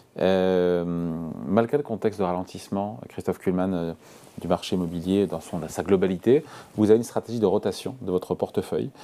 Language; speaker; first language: French; native; French